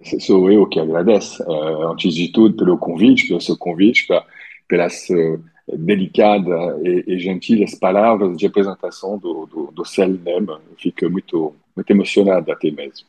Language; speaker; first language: Portuguese; non-native, fluent; French